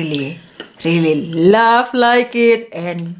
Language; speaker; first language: English; non-native, learner; Indonesian